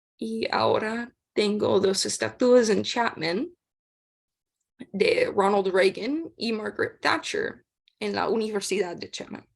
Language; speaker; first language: Spanish; non-native, learner; English